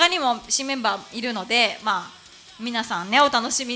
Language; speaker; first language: Japanese; native; Japanese